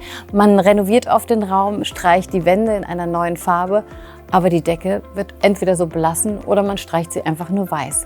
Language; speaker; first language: German; native; German